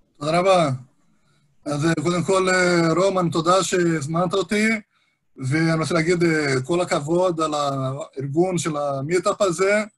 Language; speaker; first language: Hebrew; non-native, fluent; Portuguese